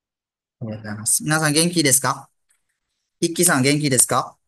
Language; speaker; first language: Japanese; non-native, fluent; Malay